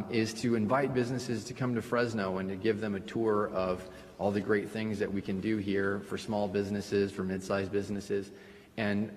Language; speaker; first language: English; early bilingual, other home language; Spanish